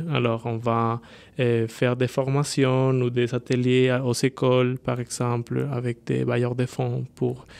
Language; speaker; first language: French; non-native, fluent; Spanish